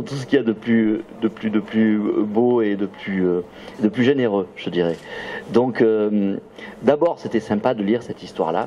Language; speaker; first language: French; native; French